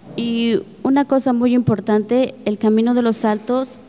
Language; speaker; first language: Spanish; native; Spanish